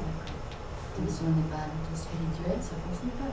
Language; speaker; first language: French; native; French